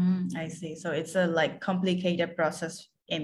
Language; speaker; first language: English; non-native, fluent; Khmer